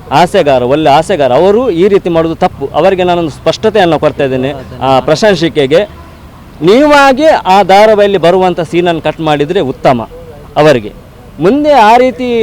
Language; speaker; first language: Kannada; non-native, local second language; Tulu